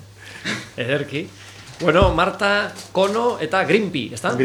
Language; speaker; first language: Basque; native; Basque